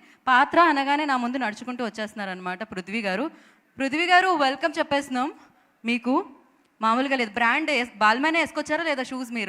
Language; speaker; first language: Telugu; native; Telugu